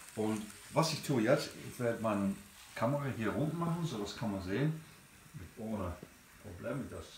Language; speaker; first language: German; non-native, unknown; English